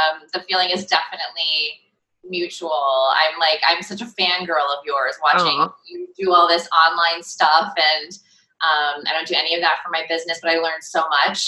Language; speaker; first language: English; native; English